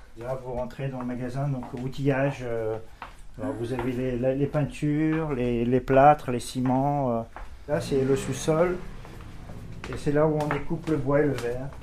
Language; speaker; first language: French; early bilingual, other home language; Portuguese